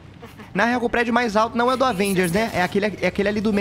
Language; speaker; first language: Portuguese; native; Portuguese